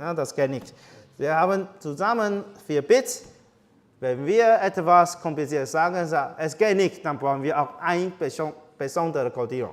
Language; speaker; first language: German; non-native, learner; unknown